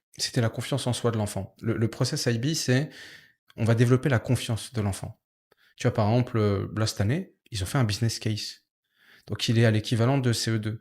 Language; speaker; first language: French; native; French